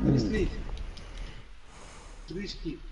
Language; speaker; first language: German; non-native, learner; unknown